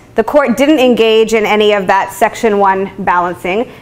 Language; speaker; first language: English; native; English